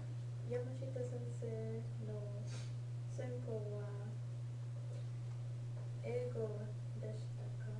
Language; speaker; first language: Japanese; non-native, learner; English